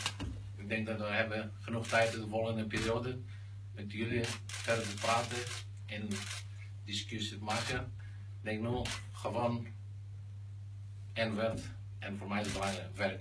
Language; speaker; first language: Dutch; non-native, learner; Greek